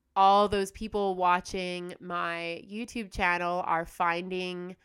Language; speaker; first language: English; native; English